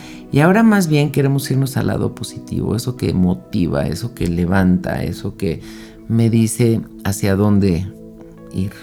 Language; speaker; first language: Spanish; native; Spanish